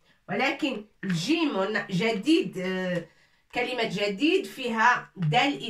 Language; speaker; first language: Arabic; non-native, fluent; French